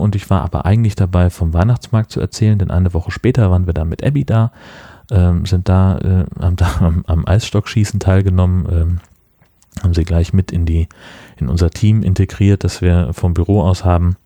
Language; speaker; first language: German; native; German